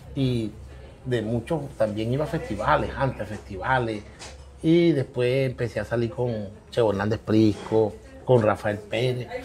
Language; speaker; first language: Spanish; native; Spanish